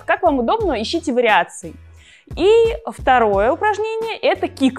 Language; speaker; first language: Russian; native; Russian